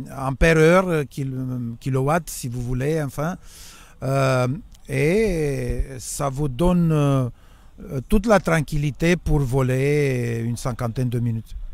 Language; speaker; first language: French; non-native, fluent; Romanian